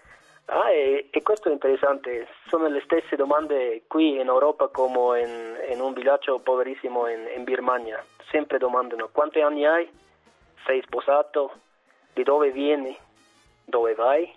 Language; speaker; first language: Italian; non-native, fluent; German